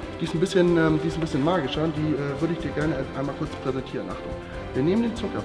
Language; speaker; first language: German; native; German